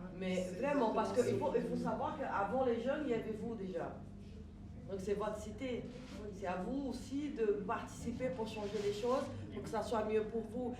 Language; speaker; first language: French; non-native, fluent; Portuguese